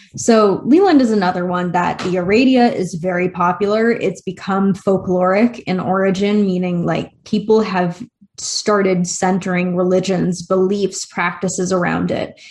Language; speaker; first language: English; native; English